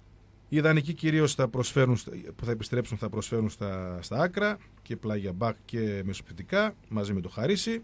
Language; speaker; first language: Greek; native; Greek